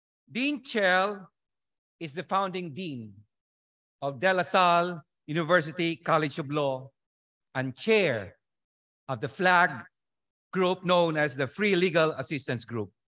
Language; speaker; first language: English; non-native, local second language; Filipino